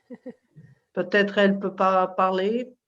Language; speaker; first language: French; non-native, fluent; Portuguese